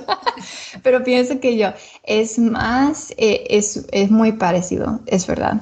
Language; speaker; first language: Spanish; non-native, learner; English